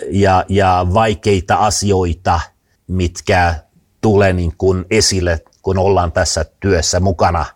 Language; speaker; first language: Finnish; non-native, fluent; Swedish